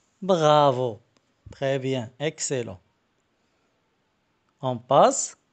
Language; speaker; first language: French; non-native, fluent; Arabic